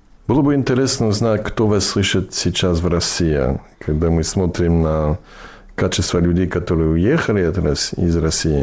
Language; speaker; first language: Russian; non-native, fluent; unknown